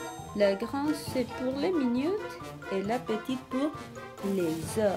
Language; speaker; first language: French; non-native, fluent; Spanish